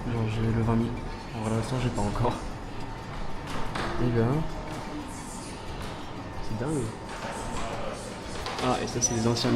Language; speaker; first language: French; native; French